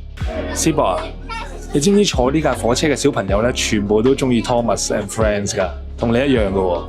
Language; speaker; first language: Cantonese; native; Cantonese